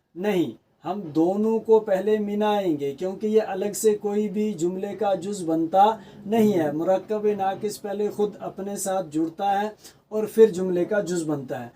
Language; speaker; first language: Urdu; native; Urdu